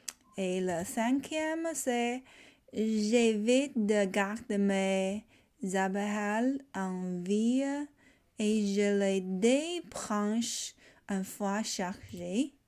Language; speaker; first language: French; non-native, learner; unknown